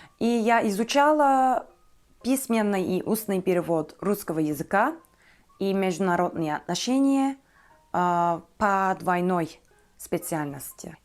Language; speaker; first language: Russian; non-native, fluent; Turkish